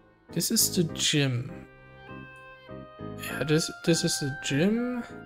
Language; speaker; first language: English; non-native, fluent; German